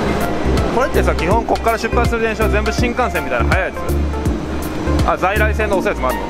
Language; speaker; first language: Japanese; native; Japanese